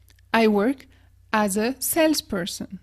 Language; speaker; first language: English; non-native, fluent; French